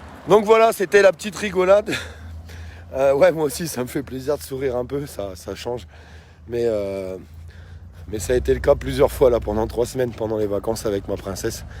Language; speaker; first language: French; native; French